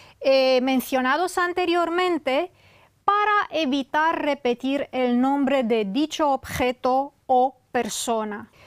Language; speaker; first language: Spanish; non-native, fluent; Romanian